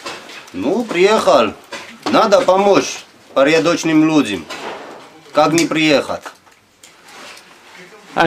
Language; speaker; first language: Russian; non-native, learner; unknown